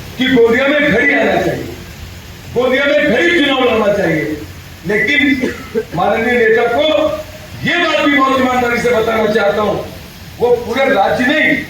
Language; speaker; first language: Hindi; non-native, local second language; Marathi